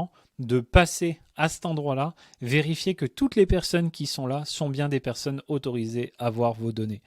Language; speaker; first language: French; native; French